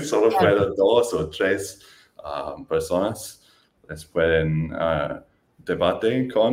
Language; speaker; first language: Spanish; non-native, learner; English